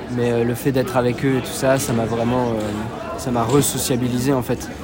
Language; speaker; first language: French; native; French